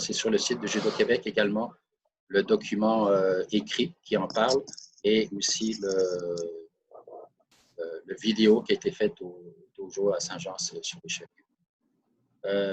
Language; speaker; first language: French; native; French